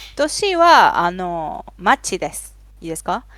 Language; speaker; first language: Japanese; non-native, fluent; Spanish